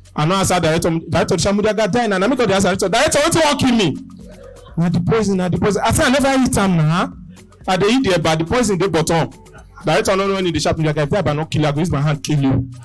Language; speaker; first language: Nigerian Pidgin; native; Nigerian Pidgin